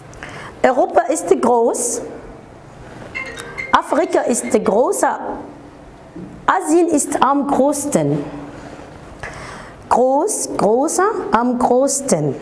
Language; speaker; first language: German; non-native, fluent; Arabic